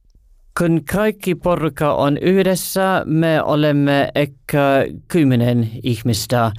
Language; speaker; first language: Finnish; non-native, learner; English